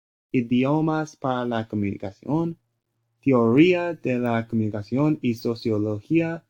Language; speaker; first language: Spanish; non-native, learner; English